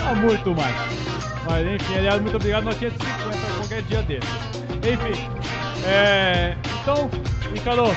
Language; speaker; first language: Portuguese; native; Portuguese